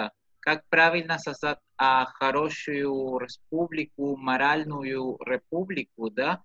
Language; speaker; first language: Russian; non-native, learner; Spanish